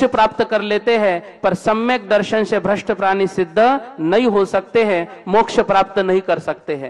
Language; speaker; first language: Hindi; native; Hindi